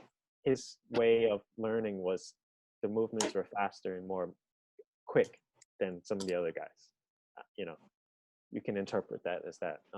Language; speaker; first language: English; early bilingual, heritage; English